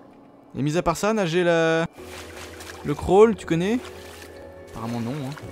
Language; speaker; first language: French; native; French